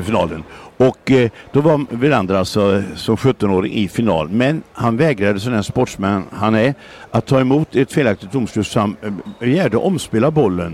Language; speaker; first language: Swedish; native; Swedish